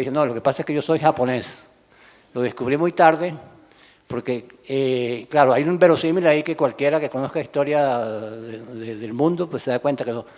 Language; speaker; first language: Spanish; native; Spanish